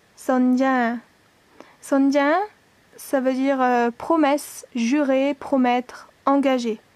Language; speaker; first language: French; native; French